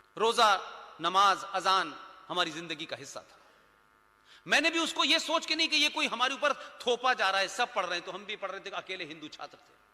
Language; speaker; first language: Hindi; native; Hindi